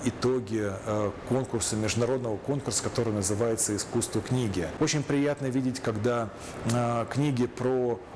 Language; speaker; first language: Russian; native; Russian